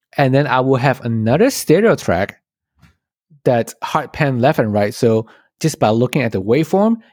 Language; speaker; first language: English; non-native, local second language; Chinese